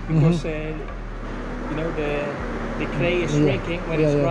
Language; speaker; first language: English; non-native, fluent; Dutch